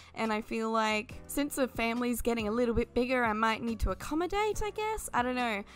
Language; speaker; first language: English; native; English